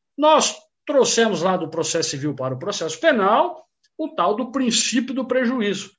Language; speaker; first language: Portuguese; native; Portuguese